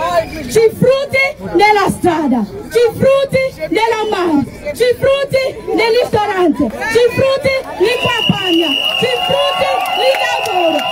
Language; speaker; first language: Italian; non-native, learner; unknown